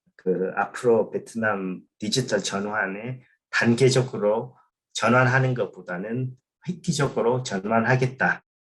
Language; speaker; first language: Korean; non-native, fluent; Vietnamese